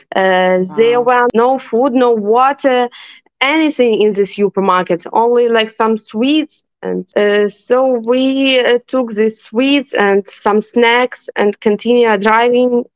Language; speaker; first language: English; non-native, learner; Ukrainian